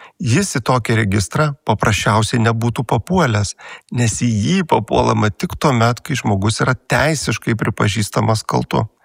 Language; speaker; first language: Lithuanian; native; Lithuanian